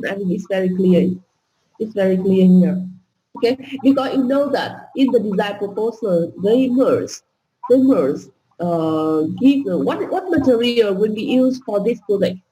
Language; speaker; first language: English; non-native, fluent; Vietnamese